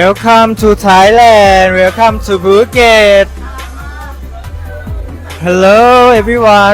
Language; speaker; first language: English; non-native, learner; Thai